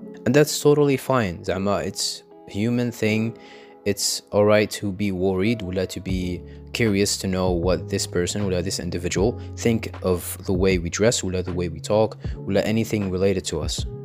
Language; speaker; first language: English; non-native, fluent; Arabic